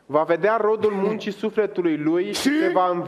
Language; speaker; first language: Romanian; native; Romanian